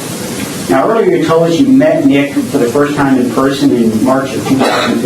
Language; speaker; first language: English; native; English